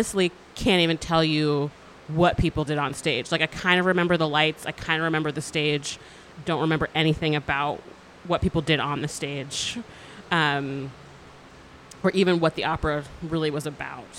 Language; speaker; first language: English; native; English